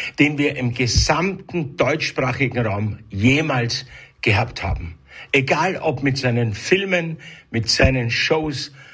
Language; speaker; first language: German; native; German